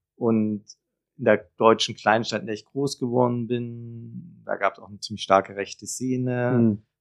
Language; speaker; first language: German; native; German